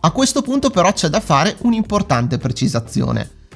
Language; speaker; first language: Italian; native; Italian